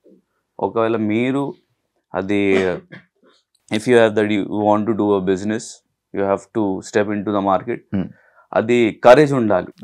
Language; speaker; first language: Telugu; non-native, learner; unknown